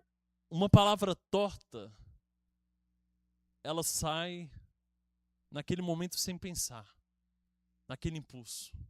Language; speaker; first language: Portuguese; native; Portuguese